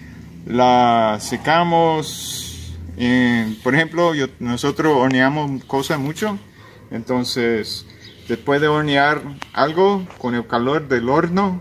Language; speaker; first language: Spanish; non-native, fluent; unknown